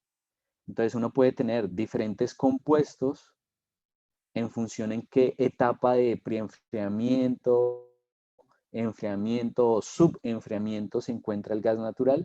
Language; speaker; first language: Spanish; native; Spanish